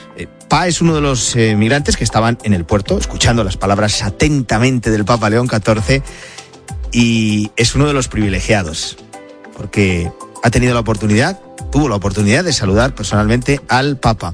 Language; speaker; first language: Spanish; native; Spanish